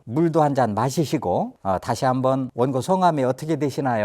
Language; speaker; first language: Korean; native; Korean